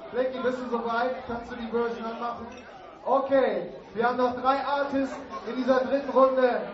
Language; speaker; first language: German; native; German